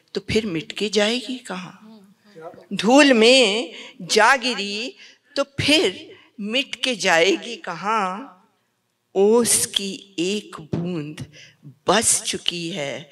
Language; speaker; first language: Hindi; native; Hindi